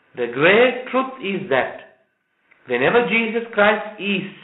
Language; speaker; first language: English; non-native, local second language; Sinhala